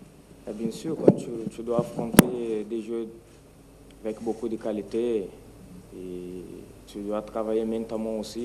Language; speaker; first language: French; non-native, fluent; Portuguese